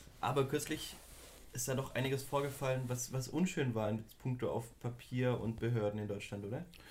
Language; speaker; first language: German; native; German